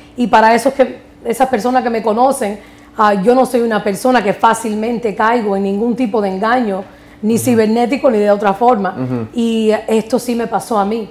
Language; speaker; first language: Spanish; early bilingual, heritage; Spanish